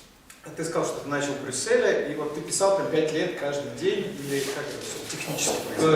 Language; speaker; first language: Russian; native; Russian